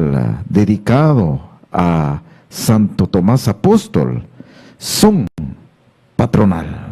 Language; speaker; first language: Spanish; native; Spanish